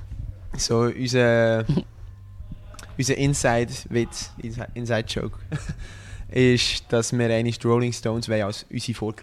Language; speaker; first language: German; native; German